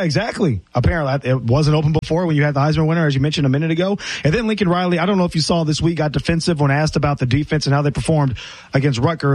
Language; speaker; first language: English; native; English